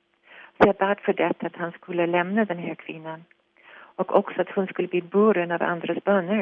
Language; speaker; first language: Swedish; non-native, fluent; English